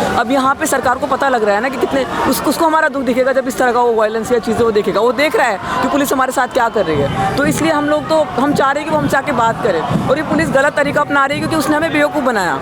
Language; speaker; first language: Hindi; native; Hindi